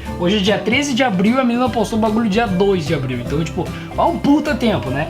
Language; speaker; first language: Portuguese; native; Portuguese